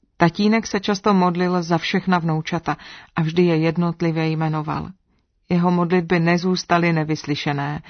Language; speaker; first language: Czech; native; Czech